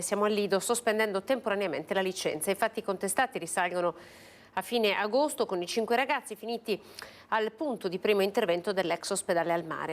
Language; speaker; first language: Italian; native; Italian